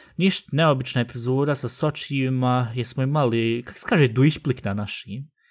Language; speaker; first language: Bosnian; early bilingual, heritage; Bosnian